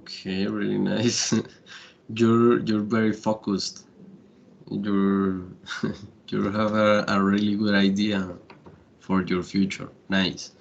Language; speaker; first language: English; non-native, learner; Spanish